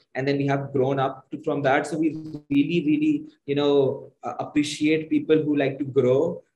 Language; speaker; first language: English; non-native, local second language; Hindi